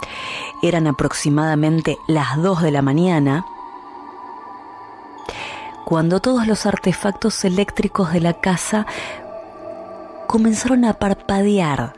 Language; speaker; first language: Spanish; native; Spanish